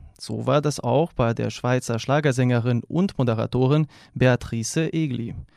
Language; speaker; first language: German; non-native, fluent; Serbian